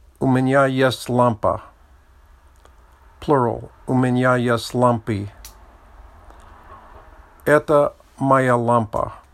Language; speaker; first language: Russian; non-native, learner; English